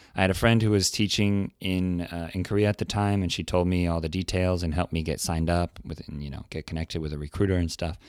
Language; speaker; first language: English; native; English